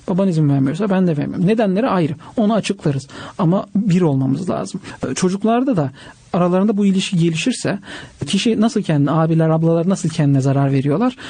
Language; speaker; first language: Turkish; native; Turkish